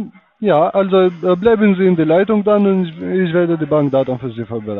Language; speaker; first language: German; non-native, learner; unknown